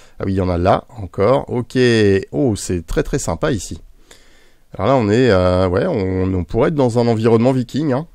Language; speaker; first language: French; native; French